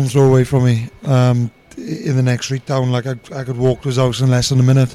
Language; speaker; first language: English; native; English